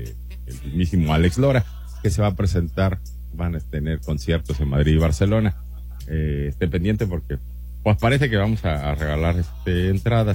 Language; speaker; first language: Spanish; native; Spanish